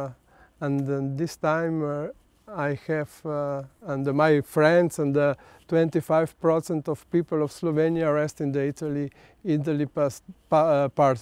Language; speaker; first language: English; non-native, learner; Slovenian